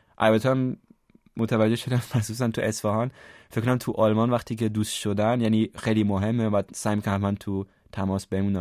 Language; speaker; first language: Persian; non-native, fluent; German